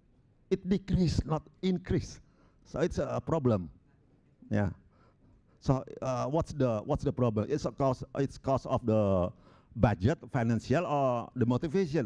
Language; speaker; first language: English; non-native, local second language; Indonesian